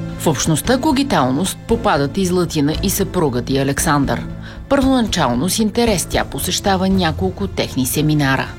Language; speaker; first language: Bulgarian; native; Bulgarian